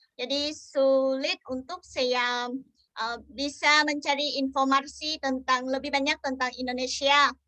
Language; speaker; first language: Indonesian; non-native, learner; Vietnamese